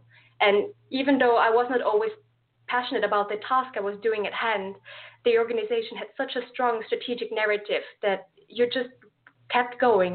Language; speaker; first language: English; non-native, fluent; German